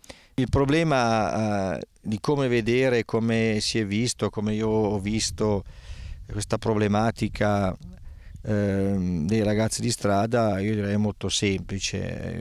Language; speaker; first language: Italian; native; Italian